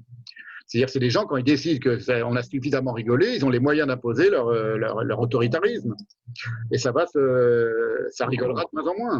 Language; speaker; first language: French; native; French